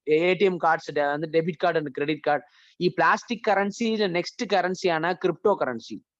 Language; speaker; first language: Malayalam; early bilingual, heritage; Malayalam